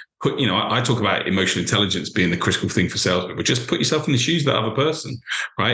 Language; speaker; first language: English; native; English